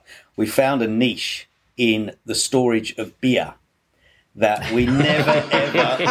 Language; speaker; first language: English; native; English